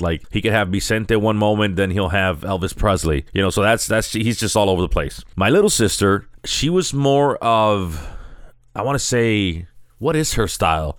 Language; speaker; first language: English; native; English